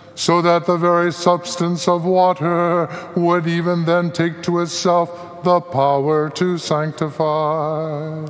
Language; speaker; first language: English; native; English